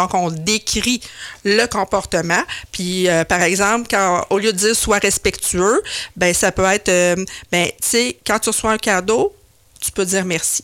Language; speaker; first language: French; native; French